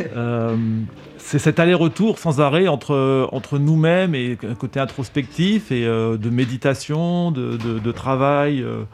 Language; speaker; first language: French; native; French